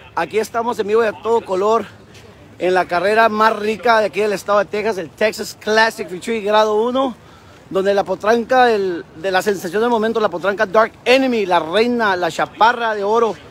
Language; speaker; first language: Spanish; native; Spanish